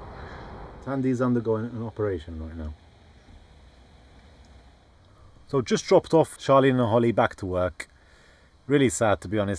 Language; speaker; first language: English; native; English